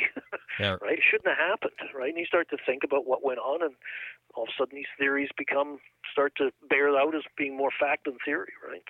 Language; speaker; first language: English; native; English